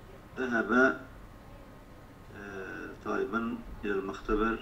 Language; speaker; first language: Arabic; non-native, learner; Turkish